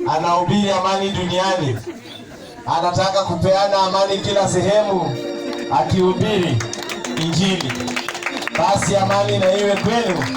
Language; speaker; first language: Swahili; non-native, local second language; Luo (Kenya and Tanzania)